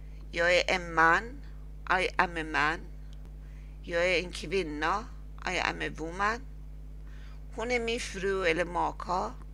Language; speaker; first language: Swedish; non-native, fluent; Persian